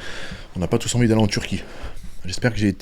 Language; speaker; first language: French; native; French